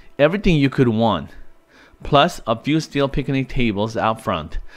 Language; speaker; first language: English; non-native, fluent; Korean